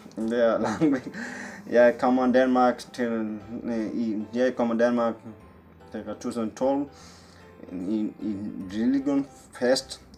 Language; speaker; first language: Danish; non-native, learner; Punjabi